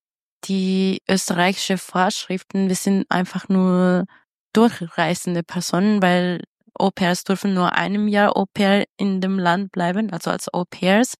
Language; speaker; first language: German; non-native, fluent; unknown